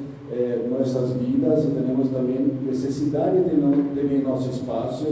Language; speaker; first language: Spanish; non-native, learner; Portuguese